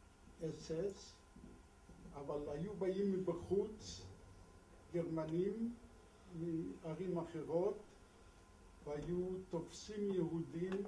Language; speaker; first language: Hebrew; non-native, fluent; Polish